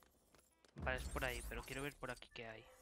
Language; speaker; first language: Spanish; native; Spanish